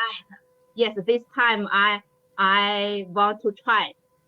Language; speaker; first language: English; non-native, learner; Chinese